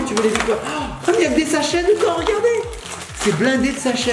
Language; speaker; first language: French; native; French